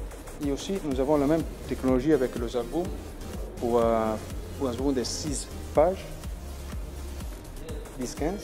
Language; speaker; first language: French; non-native, learner; Spanish